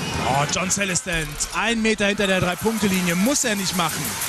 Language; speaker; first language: German; native; German